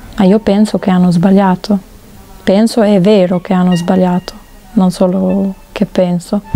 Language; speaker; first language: Italian; non-native, fluent; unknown